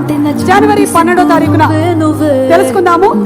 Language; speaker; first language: Telugu; native; Telugu